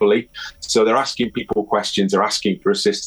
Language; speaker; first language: English; native; English